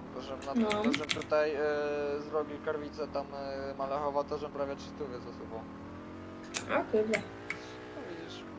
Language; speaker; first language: Polish; native; Polish